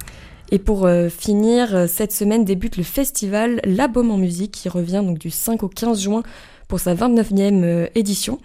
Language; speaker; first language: French; native; French